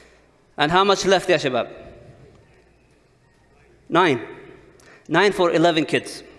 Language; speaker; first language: English; non-native, fluent; Arabic